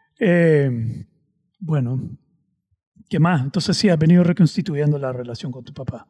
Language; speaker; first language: Spanish; native; Spanish